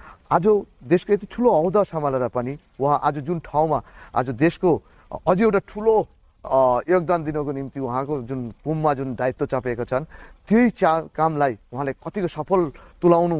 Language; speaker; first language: Nepali; native; Nepali